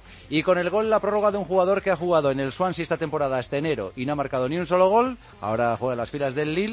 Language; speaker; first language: Spanish; native; Spanish